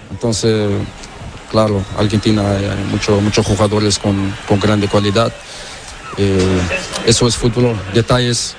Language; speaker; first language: Spanish; non-native, learner; Portuguese